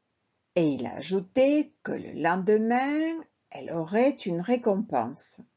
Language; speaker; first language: French; non-native, fluent; Spanish